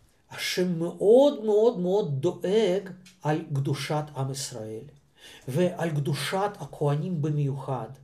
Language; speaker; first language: Hebrew; non-native, fluent; Russian